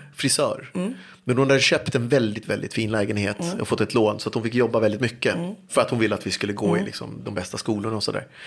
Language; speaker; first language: Swedish; early bilingual, other home language; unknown